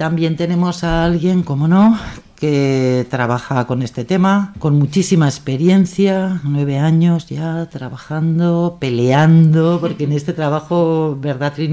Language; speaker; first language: Spanish; native; Spanish